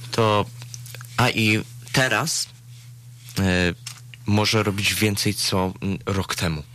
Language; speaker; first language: Polish; early bilingual, other home language; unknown